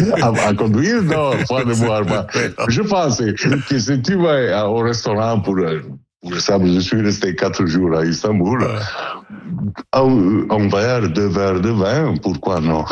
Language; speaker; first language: French; non-native, learner; Italian